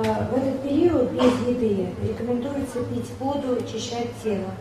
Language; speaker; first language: Russian; native; Russian